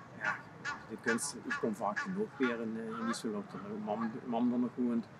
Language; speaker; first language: Dutch; native; Dutch